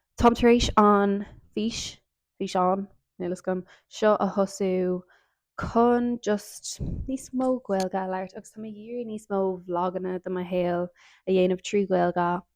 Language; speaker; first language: Irish; non-native, local second language; English